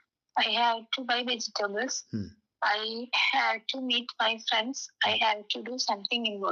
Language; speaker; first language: English; non-native, learner; Malayalam